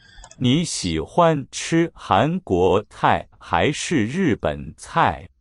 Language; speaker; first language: Chinese; non-native, learner; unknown